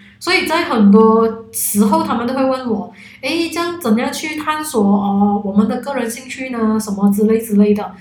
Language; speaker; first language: Chinese; non-native, local second language; Cantonese